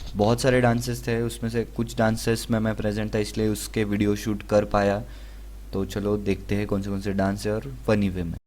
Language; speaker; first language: Hindi; non-native, local second language; Marathi